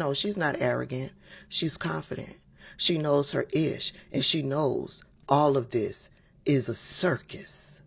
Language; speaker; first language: English; native; English